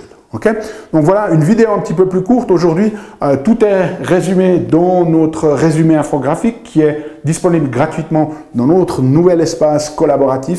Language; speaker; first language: French; native; French